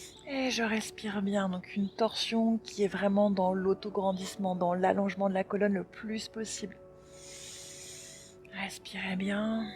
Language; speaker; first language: French; native; French